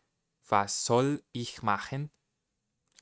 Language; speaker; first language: German; non-native, learner; Portuguese